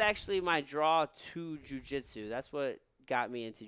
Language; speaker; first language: English; native; English